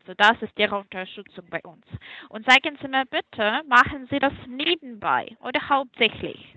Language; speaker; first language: German; non-native, fluent; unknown